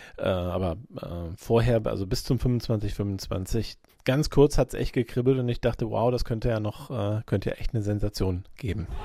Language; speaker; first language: German; native; German